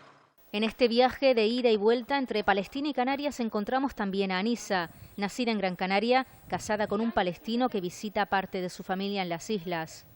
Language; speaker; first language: Spanish; native; Spanish